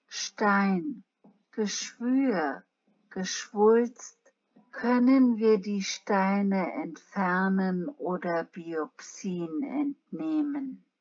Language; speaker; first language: German; non-native, learner; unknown